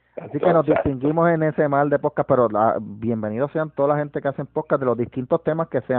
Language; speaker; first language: Spanish; native; Spanish